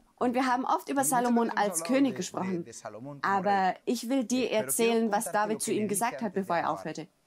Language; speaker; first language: German; non-native, fluent; Spanish